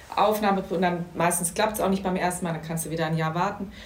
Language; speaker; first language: German; native; German